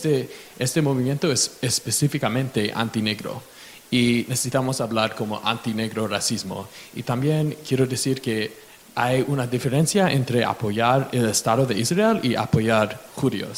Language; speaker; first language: Spanish; non-native, learner; English